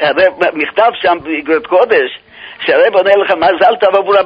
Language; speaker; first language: Hebrew; non-native, fluent; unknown